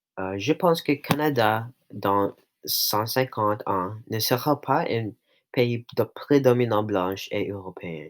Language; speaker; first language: French; non-native, local second language; English